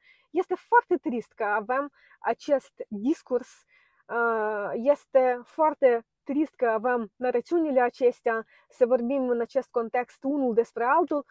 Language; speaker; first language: Romanian; non-native, fluent; Ukrainian